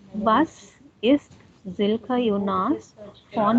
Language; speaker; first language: German; non-native, learner; Hindi